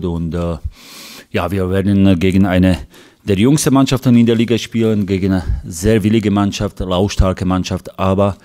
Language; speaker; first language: German; non-native, fluent; Hungarian